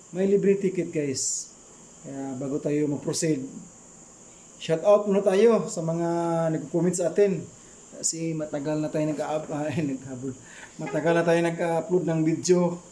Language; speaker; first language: Filipino; non-native, local second language; Cebuano